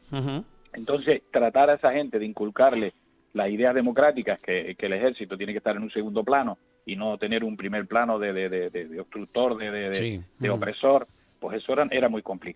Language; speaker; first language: Spanish; native; Spanish